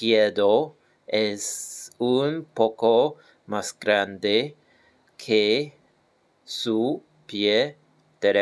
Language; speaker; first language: Spanish; non-native, learner; Chinese